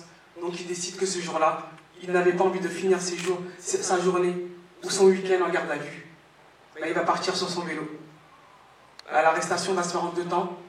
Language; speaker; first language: French; native; French